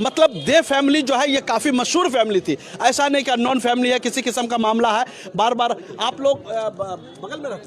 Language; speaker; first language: Hindi; native; Hindi